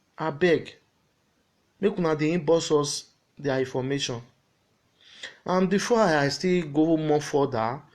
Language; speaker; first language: Nigerian Pidgin; non-native, local second language; Bini